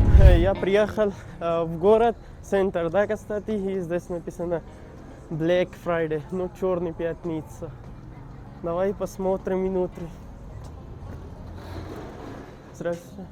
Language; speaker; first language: Russian; non-native, learner; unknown